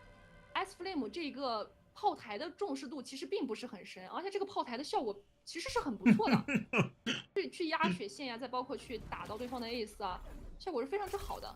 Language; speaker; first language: Chinese; native; Chinese